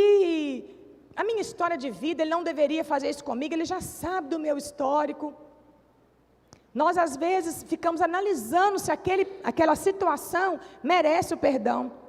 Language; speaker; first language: Portuguese; native; Portuguese